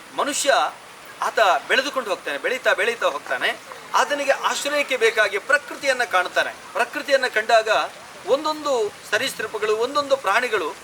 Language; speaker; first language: Kannada; non-native, local second language; Tulu